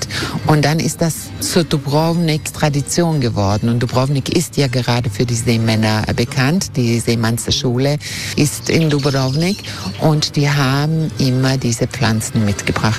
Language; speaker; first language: German; non-native, fluent; Croatian